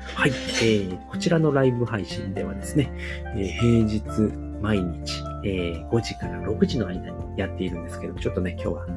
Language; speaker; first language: Japanese; native; Japanese